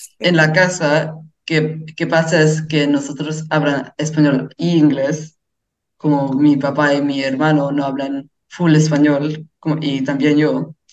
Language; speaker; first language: Spanish; early bilingual, heritage; English